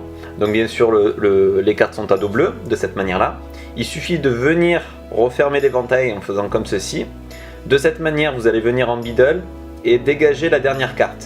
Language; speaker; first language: French; native; French